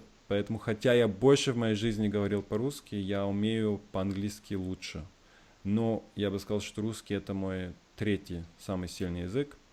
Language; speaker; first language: Russian; early bilingual, heritage; Russian